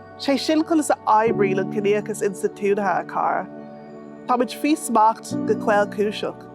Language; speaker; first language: Irish; non-native, local second language; English